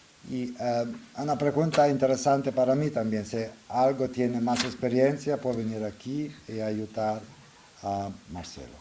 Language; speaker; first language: Spanish; non-native, learner; Italian